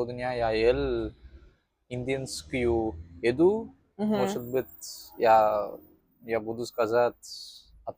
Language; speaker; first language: Russian; non-native, learner; Tamil